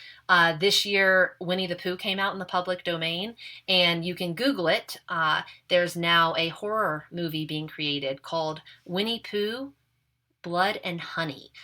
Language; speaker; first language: English; native; English